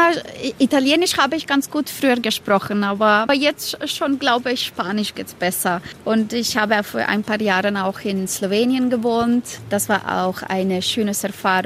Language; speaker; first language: German; non-native, fluent; Croatian